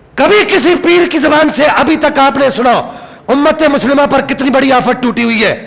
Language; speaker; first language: Urdu; non-native, local second language; Punjabi